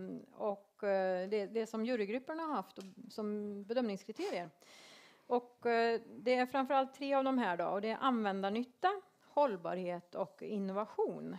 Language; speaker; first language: Swedish; native; Swedish